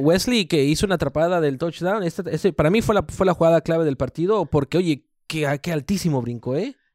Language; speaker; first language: Spanish; early bilingual, heritage; Spanish